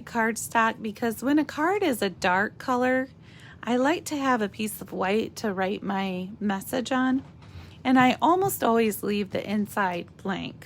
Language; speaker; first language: English; native; English